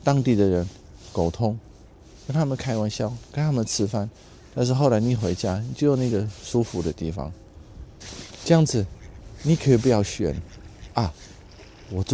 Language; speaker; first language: Chinese; non-native, fluent; Dutch